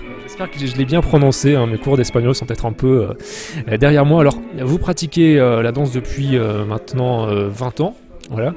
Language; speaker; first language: French; native; French